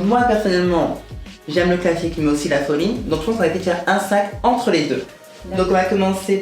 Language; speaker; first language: French; native; French